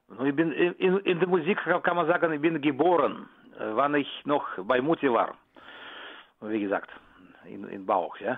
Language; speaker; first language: German; non-native, fluent; Russian